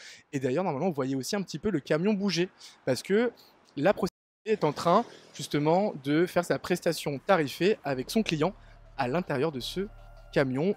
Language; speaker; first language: French; native; French